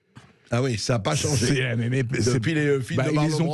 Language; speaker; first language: French; native; French